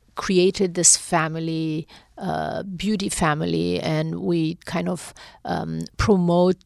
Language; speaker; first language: English; non-native, fluent; Romanian